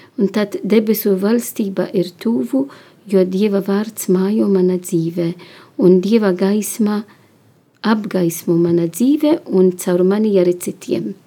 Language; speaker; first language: Latvian; non-native, learner; Italian